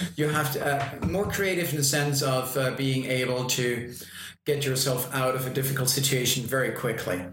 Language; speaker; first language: English; non-native, fluent; German